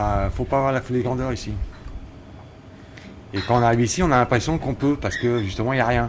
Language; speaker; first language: French; native; French